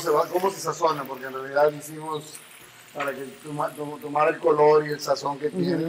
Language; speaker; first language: Spanish; native; Spanish